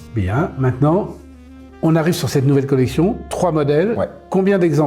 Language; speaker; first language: French; native; French